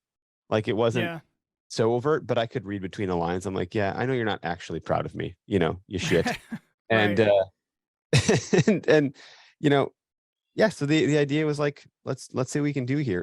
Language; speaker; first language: English; native; English